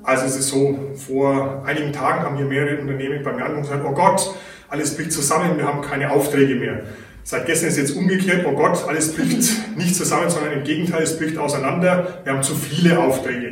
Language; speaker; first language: German; native; German